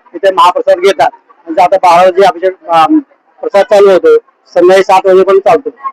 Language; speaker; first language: Marathi; native; Marathi